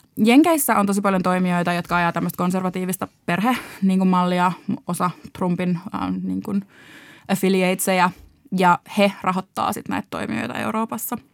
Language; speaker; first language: Finnish; native; Finnish